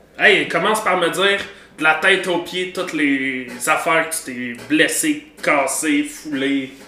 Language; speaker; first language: French; native; French